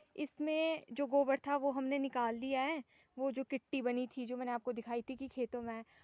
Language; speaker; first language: Hindi; native; Hindi